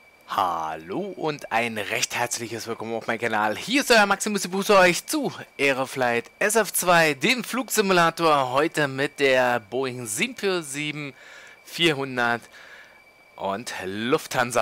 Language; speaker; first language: German; native; German